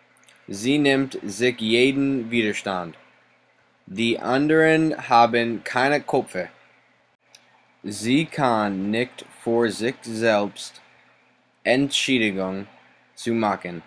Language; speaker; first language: German; non-native, learner; English